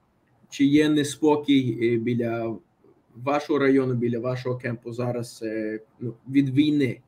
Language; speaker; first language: Ukrainian; early bilingual, heritage; Ukrainian